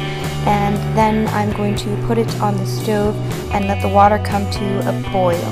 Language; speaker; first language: English; native; English